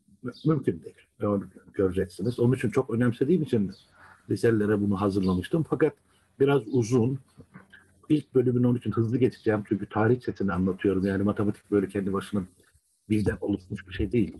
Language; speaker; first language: Turkish; native; Turkish